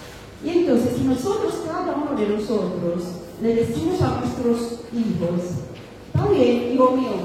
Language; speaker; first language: Spanish; non-native, fluent; Amharic